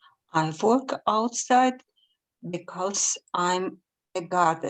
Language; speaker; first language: English; non-native, learner; Russian